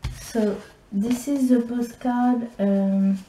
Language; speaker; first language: English; non-native, learner; French